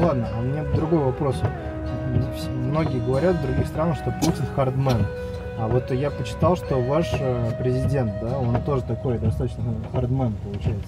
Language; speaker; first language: Russian; native; Russian